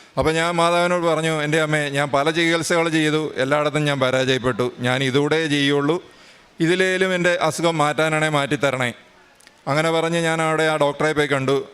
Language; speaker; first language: Malayalam; native; Malayalam